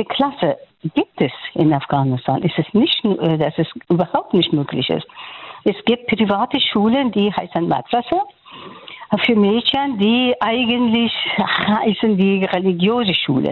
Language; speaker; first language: German; non-native, fluent; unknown